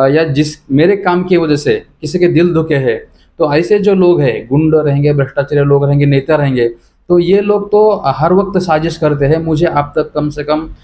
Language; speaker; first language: Hindi; non-native, local second language; Marathi